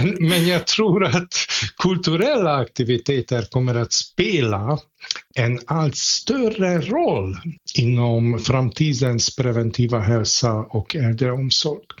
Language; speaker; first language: Swedish; non-native, fluent; Hungarian